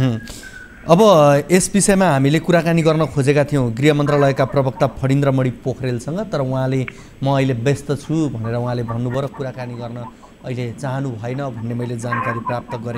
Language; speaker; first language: Nepali; native; Nepali